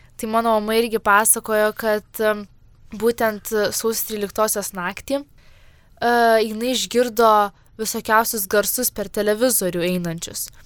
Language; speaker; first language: Lithuanian; native; Lithuanian